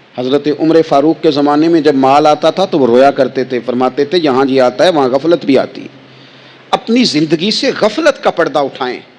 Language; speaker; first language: Urdu; non-native, local second language; Punjabi